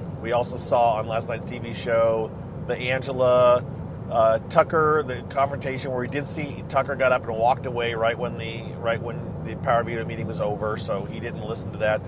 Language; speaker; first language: English; native; English